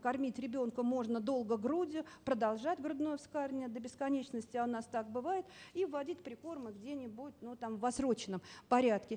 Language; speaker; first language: Russian; native; Russian